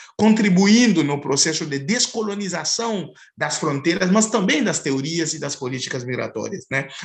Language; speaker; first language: Portuguese; non-native, fluent; Haitian Creole